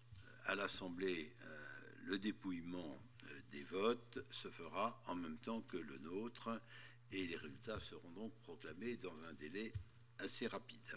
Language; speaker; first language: French; native; French